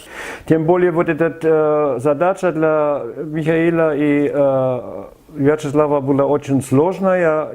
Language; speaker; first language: Russian; non-native, fluent; German